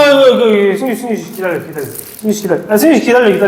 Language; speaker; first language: Korean; native; Korean